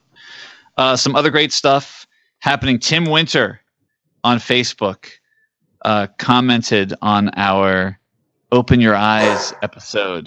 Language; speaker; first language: English; native; English